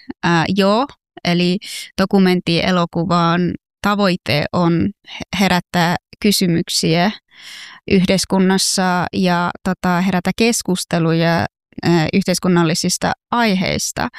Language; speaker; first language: Finnish; early bilingual, other home language; Persian